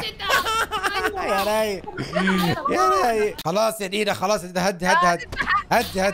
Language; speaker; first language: Arabic; native; Arabic